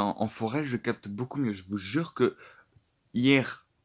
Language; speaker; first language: French; native; French